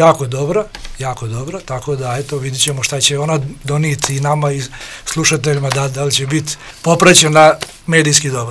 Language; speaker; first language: Serbian; native; Serbian